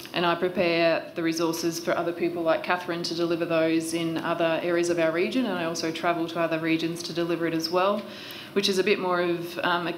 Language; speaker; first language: English; native; English